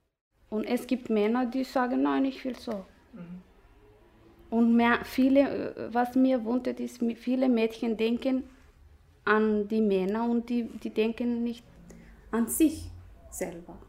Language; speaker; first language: German; non-native, learner; Somali